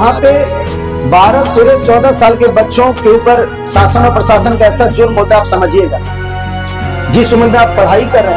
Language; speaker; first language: Hindi; native; Hindi